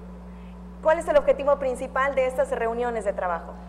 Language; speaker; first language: Spanish; native; Spanish